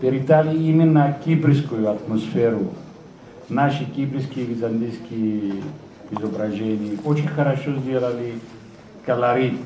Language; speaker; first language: Russian; non-native, learner; Greek